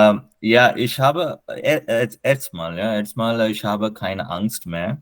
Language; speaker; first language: German; non-native, learner; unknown